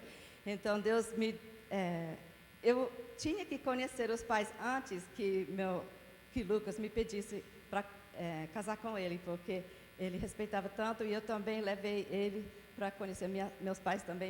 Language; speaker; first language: Portuguese; non-native, fluent; English